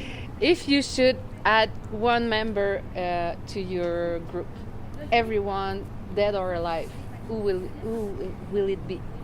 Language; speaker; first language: English; non-native, learner; French